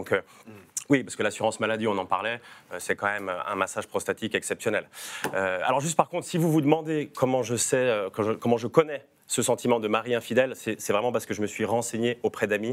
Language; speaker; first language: French; native; French